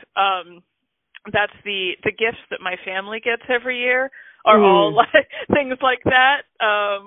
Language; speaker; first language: English; native; English